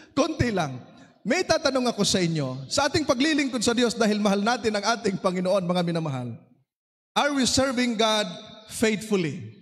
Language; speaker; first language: Filipino; native; Filipino